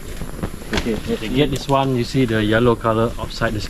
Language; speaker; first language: English; non-native, local second language; Malay